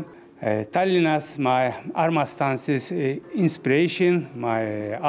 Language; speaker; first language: Estonian; non-native, learner; Azerbaijani